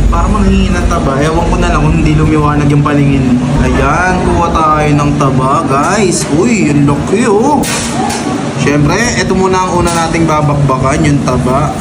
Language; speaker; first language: Filipino; native; Filipino